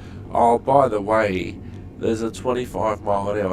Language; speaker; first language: English; native; English